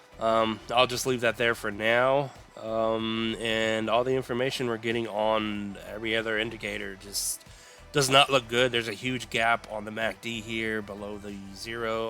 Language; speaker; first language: English; native; English